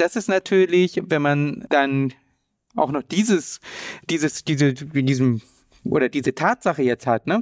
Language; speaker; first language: German; native; German